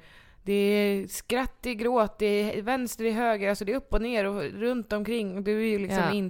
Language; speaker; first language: Swedish; native; Swedish